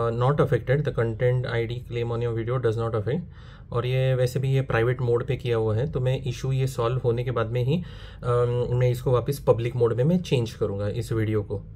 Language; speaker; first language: Hindi; non-native, local second language; Marathi